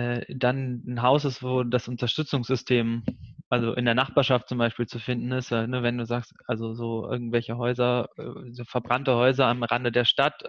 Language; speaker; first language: German; native; German